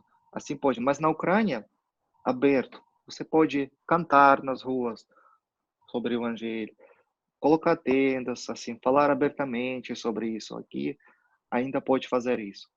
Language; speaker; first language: Portuguese; non-native, fluent; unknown